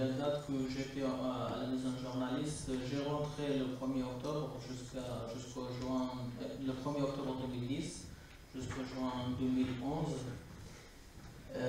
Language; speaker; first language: French; non-native, fluent; Kurdish